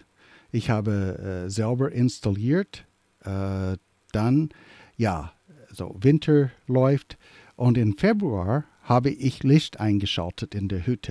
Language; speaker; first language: German; early bilingual, heritage; English